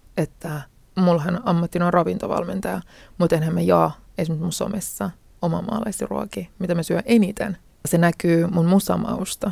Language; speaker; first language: Finnish; early bilingual, other home language; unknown